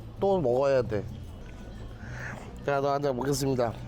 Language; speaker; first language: Korean; native; Korean